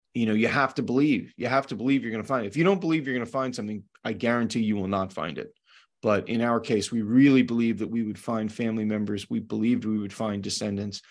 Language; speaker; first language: English; native; English